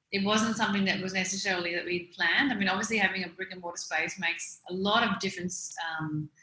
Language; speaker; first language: English; native; English